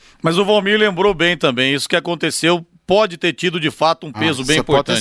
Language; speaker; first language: Portuguese; native; Portuguese